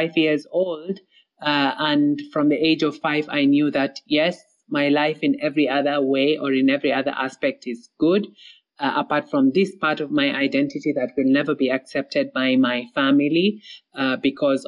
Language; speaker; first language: English; non-native, local second language; Somali